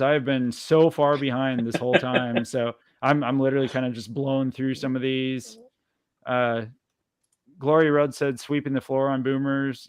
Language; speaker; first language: English; native; English